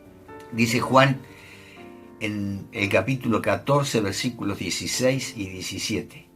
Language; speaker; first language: Spanish; native; Spanish